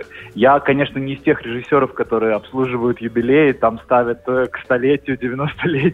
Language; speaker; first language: Russian; native; Russian